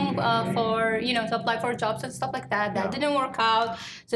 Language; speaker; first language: English; non-native, fluent; Arabic